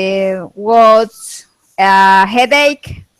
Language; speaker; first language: English; non-native, learner; Spanish